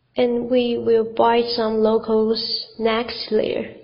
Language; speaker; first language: English; non-native, fluent; Chinese